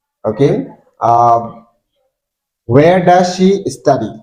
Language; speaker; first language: English; non-native, fluent; Bangla